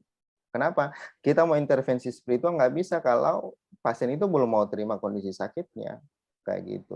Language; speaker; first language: Indonesian; native; Indonesian